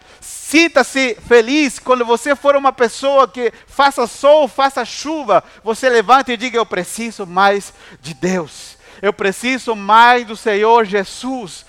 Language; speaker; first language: Portuguese; non-native, fluent; Spanish